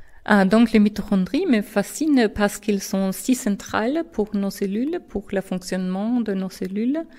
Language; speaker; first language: French; non-native, fluent; German